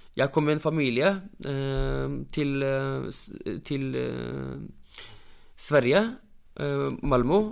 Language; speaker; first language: Norwegian; non-native, fluent; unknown